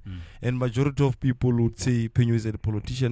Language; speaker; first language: English; non-native, local second language; Tswana